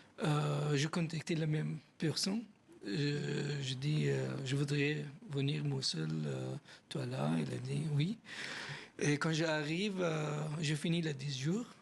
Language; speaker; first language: French; non-native, learner; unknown